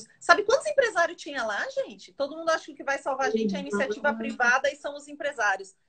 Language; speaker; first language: Portuguese; native; Portuguese